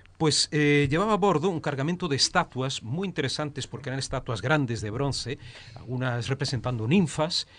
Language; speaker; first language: Spanish; early bilingual, heritage; Spanish